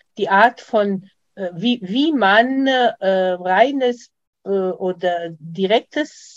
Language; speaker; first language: German; non-native, fluent; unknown